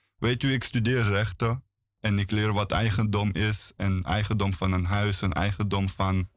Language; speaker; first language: Dutch; early bilingual, other home language; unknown